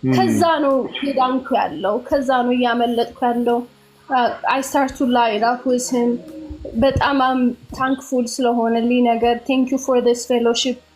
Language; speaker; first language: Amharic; early bilingual, heritage; Amharic